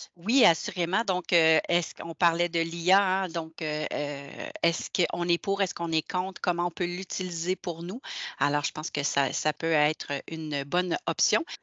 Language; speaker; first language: French; native; French